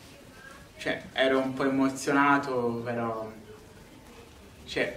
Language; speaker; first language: Italian; early bilingual, other home language; Lingala